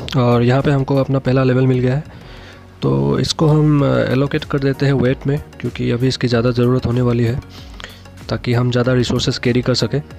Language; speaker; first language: Hindi; non-native, local second language; Assamese